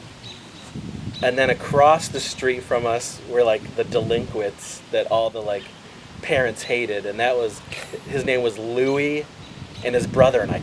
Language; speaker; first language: English; native; English